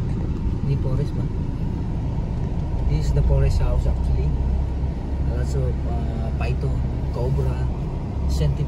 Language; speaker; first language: English; non-native, local second language; Malay